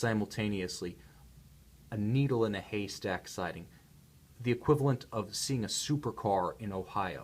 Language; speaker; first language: English; native; English